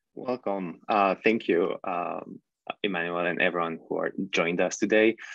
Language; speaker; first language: English; non-native, fluent; Arabic